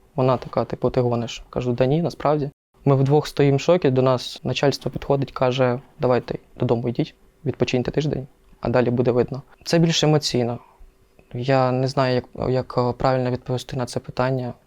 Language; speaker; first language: Ukrainian; non-native, local second language; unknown